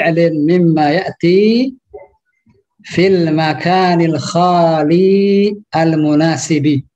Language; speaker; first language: Arabic; non-native, fluent; Indonesian